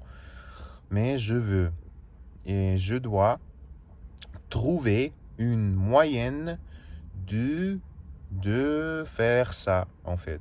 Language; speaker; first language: French; non-native, learner; Russian